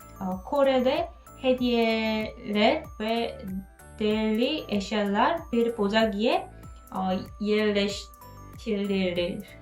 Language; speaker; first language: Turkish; non-native, learner; Korean